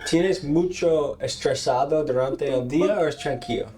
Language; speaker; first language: Spanish; non-native, learner; English